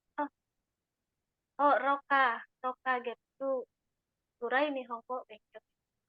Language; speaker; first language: Japanese; non-native, learner; Indonesian